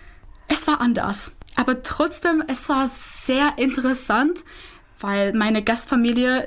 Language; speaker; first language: German; non-native, fluent; Czech